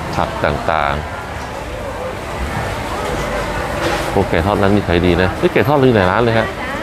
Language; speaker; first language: Thai; native; Thai